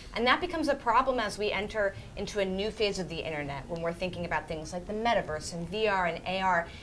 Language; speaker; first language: English; native; English